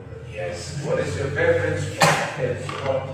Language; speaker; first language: English; non-native, fluent; Indonesian